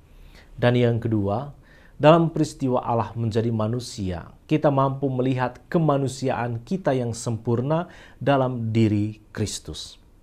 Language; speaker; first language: Indonesian; native; Indonesian